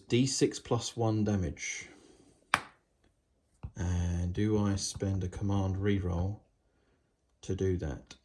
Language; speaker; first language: English; native; English